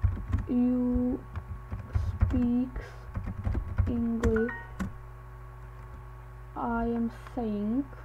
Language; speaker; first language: English; non-native, learner; Czech